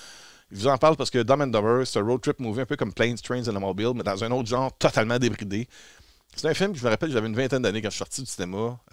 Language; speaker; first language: French; native; French